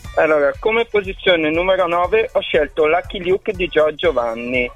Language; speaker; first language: Italian; native; Italian